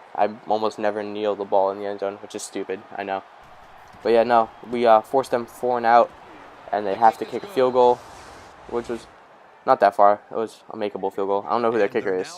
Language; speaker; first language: English; native; English